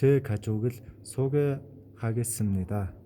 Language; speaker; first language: Korean; non-native, fluent; Mongolian